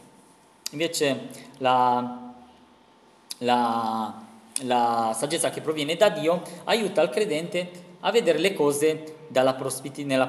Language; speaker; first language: Italian; non-native, fluent; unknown